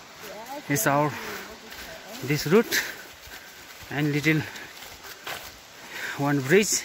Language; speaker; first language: English; non-native, learner; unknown